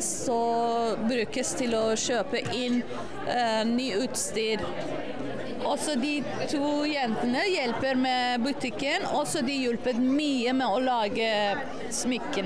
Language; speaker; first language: Norwegian; non-native, fluent; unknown